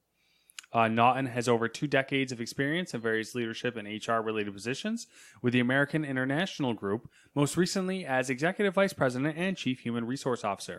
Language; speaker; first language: English; native; English